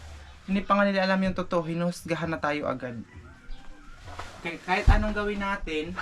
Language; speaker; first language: Filipino; native; Filipino